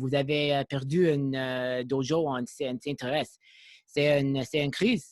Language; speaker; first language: French; non-native, local second language; English